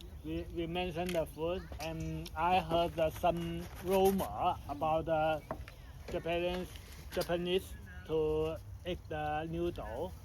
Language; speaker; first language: English; non-native, learner; Cantonese